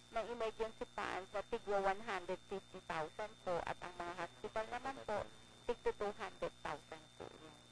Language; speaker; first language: Filipino; native; Filipino